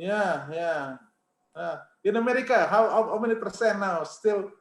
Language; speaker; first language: English; non-native, fluent; Indonesian